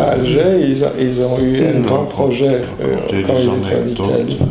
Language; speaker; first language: French; non-native, fluent; Polish